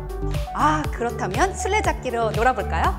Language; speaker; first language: Korean; native; Korean